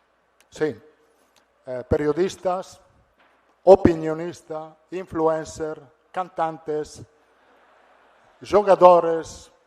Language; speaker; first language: Spanish; non-native, fluent; Italian